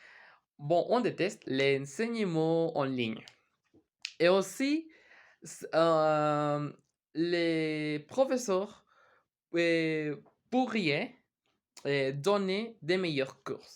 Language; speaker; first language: French; non-native, learner; Spanish